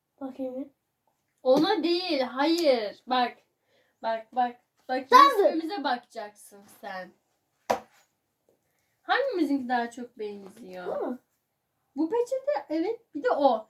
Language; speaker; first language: Turkish; native; Turkish